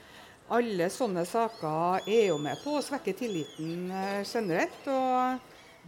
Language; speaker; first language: Norwegian; native; Norwegian